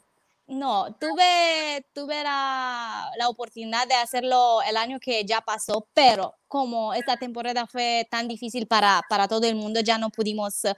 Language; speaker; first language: Spanish; non-native, fluent; Romanian